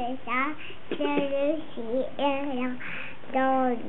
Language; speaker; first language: French; non-native, learner; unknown